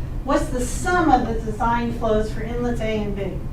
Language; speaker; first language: English; native; English